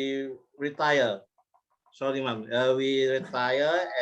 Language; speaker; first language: English; non-native, learner; Indonesian